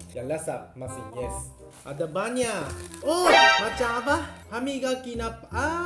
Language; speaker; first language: Malay; non-native, learner; Japanese